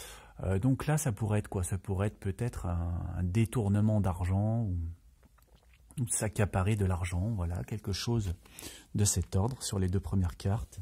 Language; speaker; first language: French; native; French